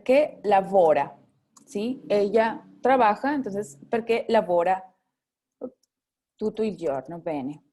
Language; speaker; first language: Italian; non-native, fluent; Spanish